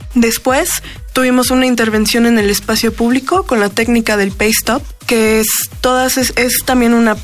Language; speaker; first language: Spanish; native; Spanish